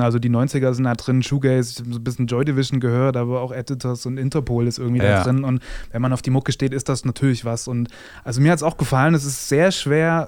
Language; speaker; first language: German; native; German